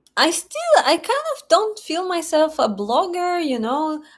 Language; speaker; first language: English; non-native, fluent; Russian